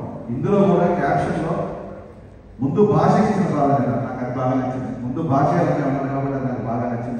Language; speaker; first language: Telugu; native; Telugu